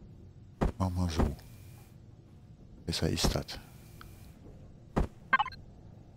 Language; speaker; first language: German; native; German